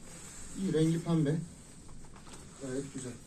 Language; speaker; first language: Turkish; native; Turkish